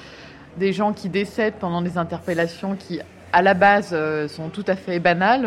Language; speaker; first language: French; native; French